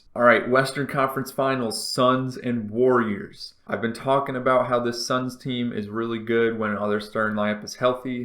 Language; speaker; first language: English; native; English